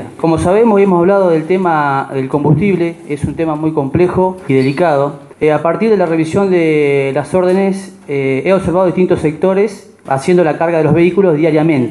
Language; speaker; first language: Spanish; native; Spanish